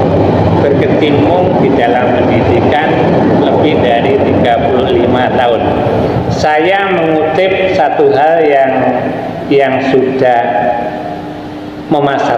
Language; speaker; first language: Indonesian; non-native, local second language; Javanese